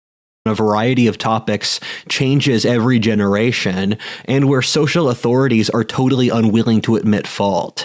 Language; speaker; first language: English; native; English